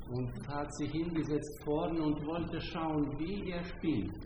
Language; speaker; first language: German; non-native, fluent; Hungarian